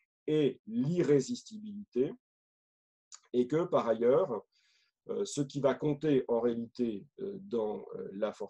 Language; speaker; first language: French; native; French